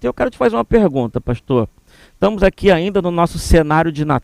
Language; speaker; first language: Portuguese; native; Portuguese